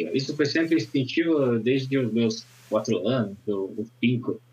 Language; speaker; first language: Portuguese; non-native, fluent; Italian